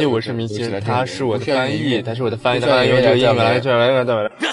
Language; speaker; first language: Chinese; native; Chinese